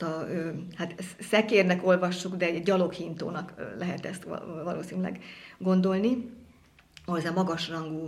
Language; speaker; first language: Hungarian; native; Hungarian